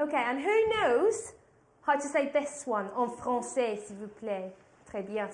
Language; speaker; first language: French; non-native, fluent; English